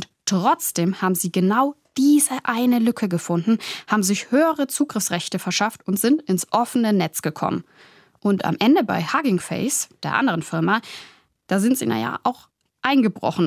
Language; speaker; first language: German; native; German